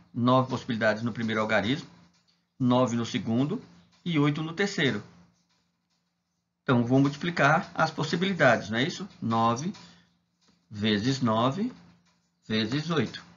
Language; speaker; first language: Portuguese; native; Portuguese